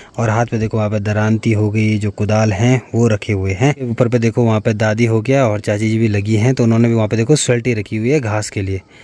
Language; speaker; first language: Hindi; non-native, local second language; Garhwali